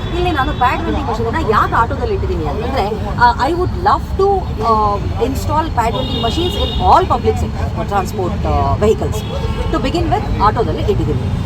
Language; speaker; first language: Kannada; native; Kannada